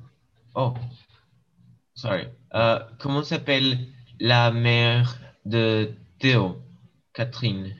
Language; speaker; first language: French; non-native, learner; English